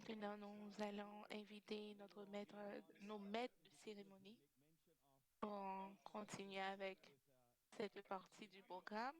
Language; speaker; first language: French; non-native, fluent; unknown